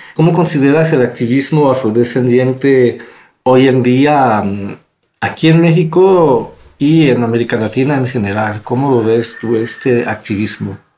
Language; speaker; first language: Spanish; non-native, fluent; French